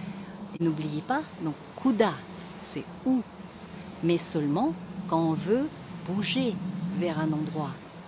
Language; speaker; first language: French; non-native, fluent; Russian